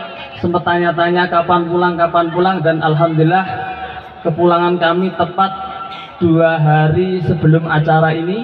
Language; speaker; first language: Indonesian; non-native, local second language; Javanese